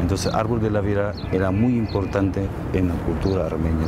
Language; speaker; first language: Spanish; non-native, learner; Armenian